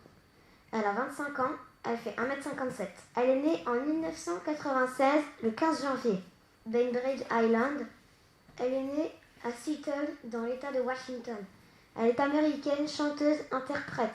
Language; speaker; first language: French; native; French